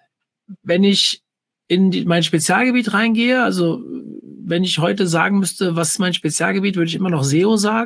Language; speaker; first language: German; native; German